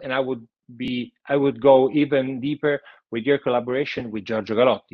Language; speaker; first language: English; non-native, fluent; Italian